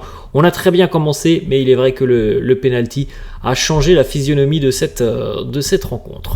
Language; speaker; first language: French; native; French